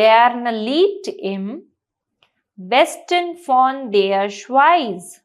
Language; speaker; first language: German; non-native, fluent; Hindi